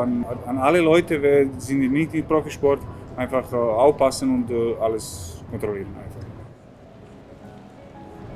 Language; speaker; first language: German; non-native, fluent; Serbian